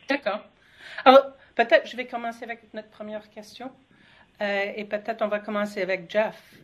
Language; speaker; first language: French; non-native, fluent; English